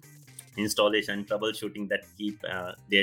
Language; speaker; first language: English; non-native, local second language; Hindi